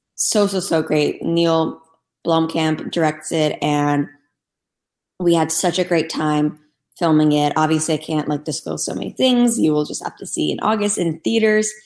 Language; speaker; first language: English; non-native, fluent; Turkish